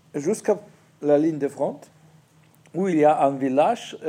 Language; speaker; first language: French; non-native, fluent; Ukrainian